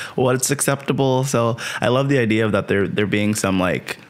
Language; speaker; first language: English; native; English